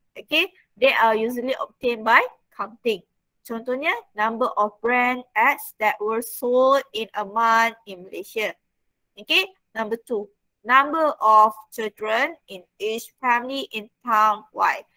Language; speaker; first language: English; non-native, local second language; Malay